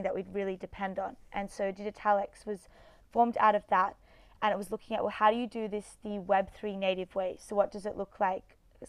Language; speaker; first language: English; native; English